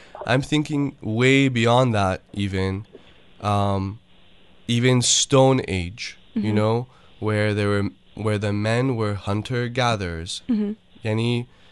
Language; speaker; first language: English; early bilingual, other home language; Persian